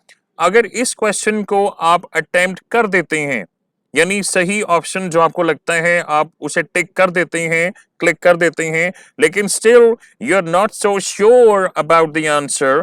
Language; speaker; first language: Hindi; native; Hindi